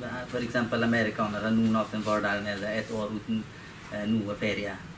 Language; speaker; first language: Norwegian; non-native, learner; Persian